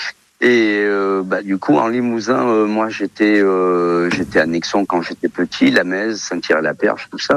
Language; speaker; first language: French; early bilingual, other home language; Portuguese